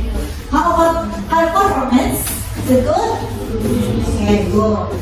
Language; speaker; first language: English; non-native, learner; Indonesian